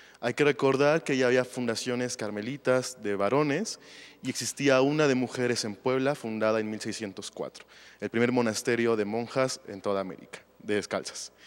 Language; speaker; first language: Spanish; native; Spanish